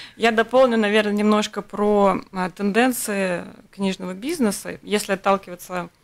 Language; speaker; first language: Russian; native; Russian